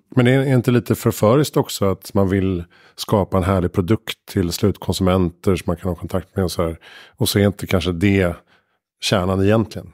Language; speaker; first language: Swedish; native; Swedish